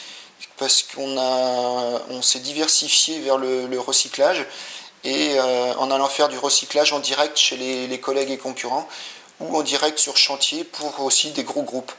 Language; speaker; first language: French; native; French